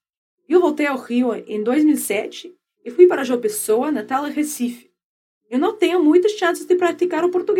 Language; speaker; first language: Portuguese; non-native, fluent; English